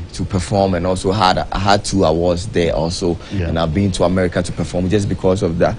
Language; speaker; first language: English; non-native, local second language; Akan